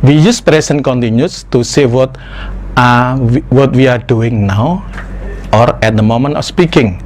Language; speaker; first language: English; non-native, fluent; Indonesian